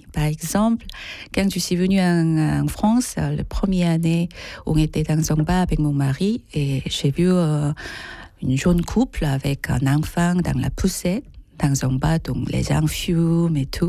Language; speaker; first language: French; non-native, fluent; Korean